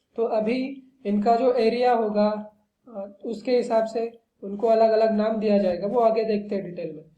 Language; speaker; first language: Hindi; non-native, local second language; Marathi